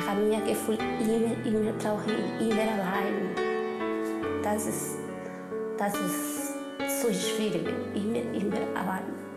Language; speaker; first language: German; non-native, learner; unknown